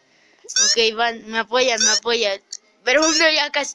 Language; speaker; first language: Spanish; native; Spanish